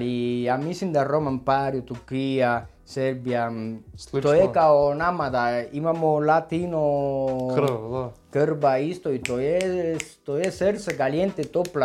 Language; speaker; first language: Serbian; non-native, learner; Spanish